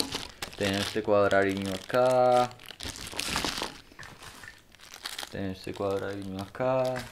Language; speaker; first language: Spanish; non-native, learner; Portuguese